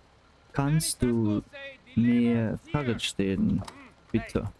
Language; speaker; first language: German; non-native, learner; Russian